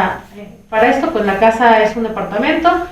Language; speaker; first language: Spanish; native; Spanish